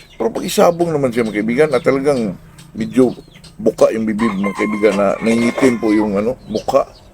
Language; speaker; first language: Filipino; non-native, local second language; Cebuano